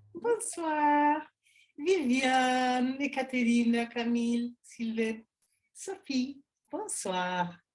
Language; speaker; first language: French; non-native, fluent; Spanish